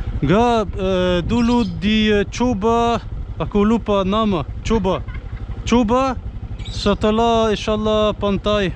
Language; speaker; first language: Indonesian; non-native, learner; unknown